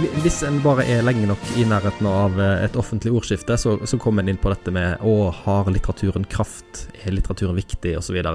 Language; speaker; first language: Norwegian; native; Norwegian